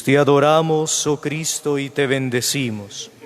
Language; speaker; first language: Spanish; native; Spanish